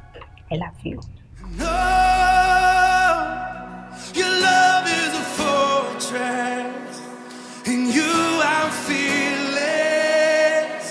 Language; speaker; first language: English; non-native, local second language; Filipino